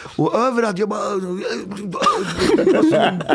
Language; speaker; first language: Swedish; native; Swedish